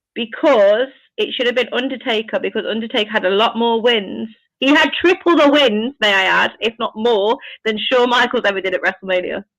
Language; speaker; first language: English; native; English